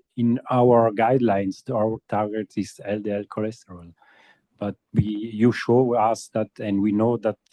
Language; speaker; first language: English; non-native, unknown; Italian